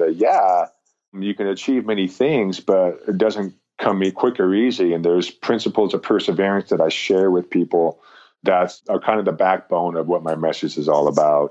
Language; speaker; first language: English; native; English